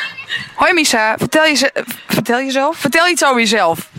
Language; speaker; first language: Dutch; native; Dutch